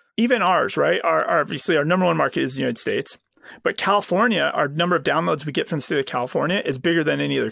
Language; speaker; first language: English; native; English